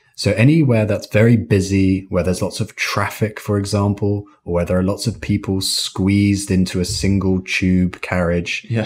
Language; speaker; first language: English; native; English